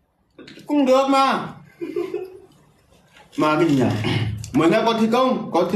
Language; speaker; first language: Vietnamese; non-native, fluent; Portuguese